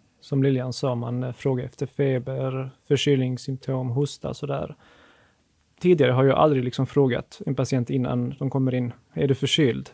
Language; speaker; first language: Swedish; native; Swedish